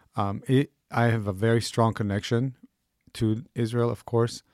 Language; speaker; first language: English; early bilingual, other home language; Hebrew